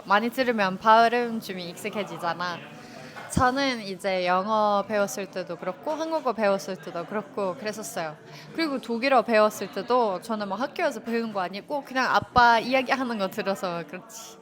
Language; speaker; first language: Korean; non-native, fluent; Norwegian